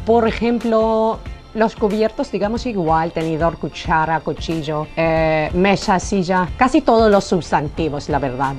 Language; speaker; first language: Spanish; non-native, fluent; Filipino